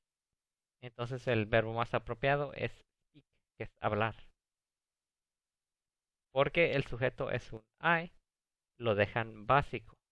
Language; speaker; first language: Spanish; early bilingual, other home language; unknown